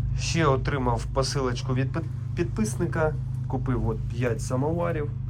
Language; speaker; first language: Ukrainian; native; Ukrainian